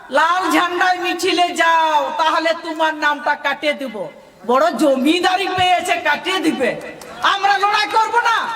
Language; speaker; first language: Bangla; non-native, local second language; Santali